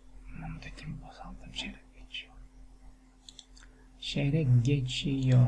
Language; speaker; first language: Turkish; non-native, learner; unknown